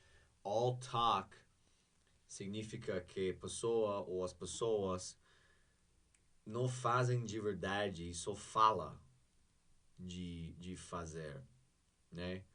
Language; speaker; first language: Portuguese; non-native, fluent; English